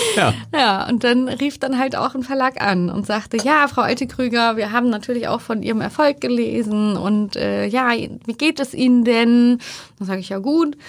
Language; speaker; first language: German; early bilingual, other home language; Turkish